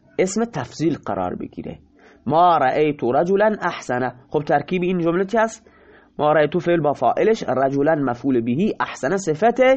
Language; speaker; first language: Persian; non-native, local second language; Baluchi